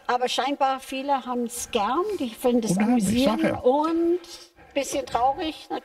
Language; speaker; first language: German; non-native, fluent; English